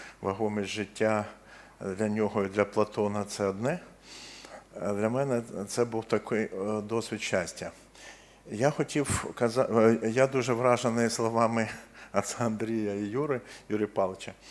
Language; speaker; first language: Ukrainian; non-native, local second language; Russian